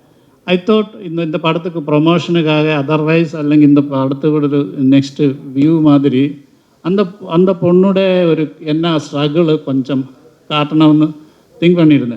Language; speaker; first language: Tamil; non-native, learner; Malayalam